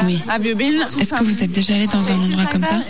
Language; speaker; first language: French; native; French